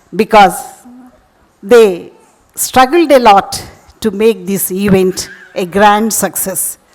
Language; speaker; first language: English; non-native, local second language; Telugu